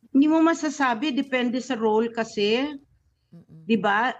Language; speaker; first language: Filipino; native; Filipino